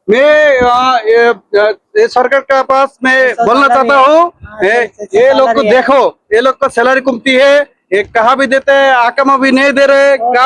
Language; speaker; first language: Hindi; non-native, learner; Bangla